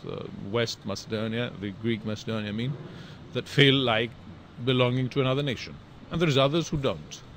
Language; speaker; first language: English; non-native, fluent; Greek